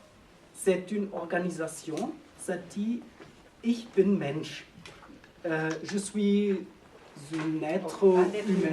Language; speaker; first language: French; non-native, learner; German